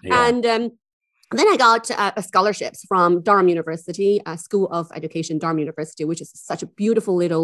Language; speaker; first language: English; non-native, fluent; Chinese